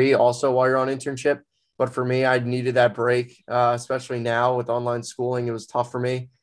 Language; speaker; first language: English; native; English